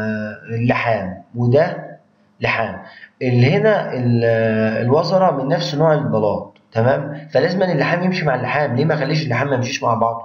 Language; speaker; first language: Arabic; native; Arabic